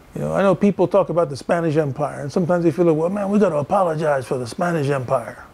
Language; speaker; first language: English; early bilingual, other home language; Spanish